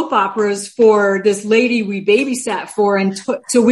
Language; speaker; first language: English; native; English